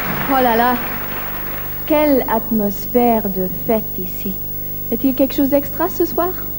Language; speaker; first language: French; non-native, local second language; Luxembourgish